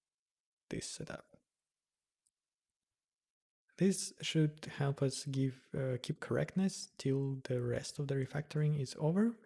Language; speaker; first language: English; non-native, fluent; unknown